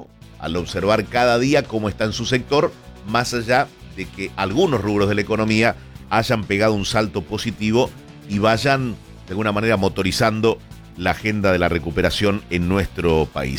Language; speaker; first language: Spanish; native; Spanish